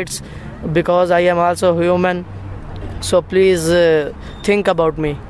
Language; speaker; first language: English; non-native, learner; Punjabi